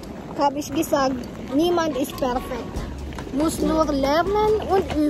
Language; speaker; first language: German; non-native, learner; Cebuano